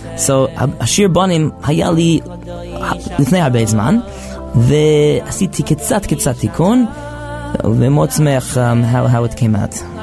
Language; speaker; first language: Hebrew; non-native, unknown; English